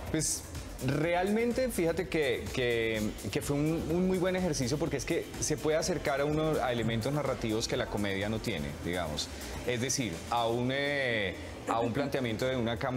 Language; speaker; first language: Spanish; native; Spanish